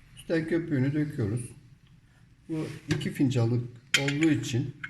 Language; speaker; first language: Turkish; native; Turkish